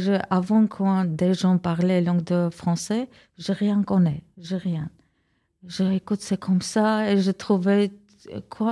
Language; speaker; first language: French; non-native, learner; Armenian